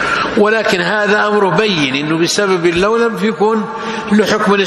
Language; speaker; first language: Arabic; native; Arabic